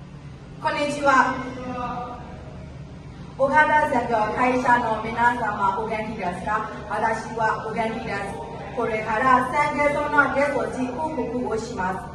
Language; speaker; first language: Japanese; non-native, learner; Burmese